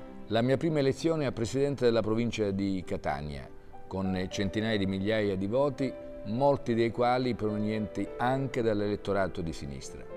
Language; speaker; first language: Italian; native; Italian